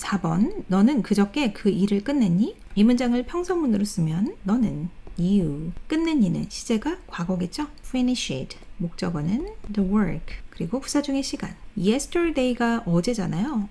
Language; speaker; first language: Korean; native; Korean